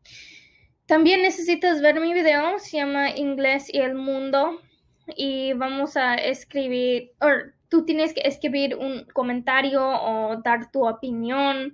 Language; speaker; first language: Spanish; non-native, fluent; English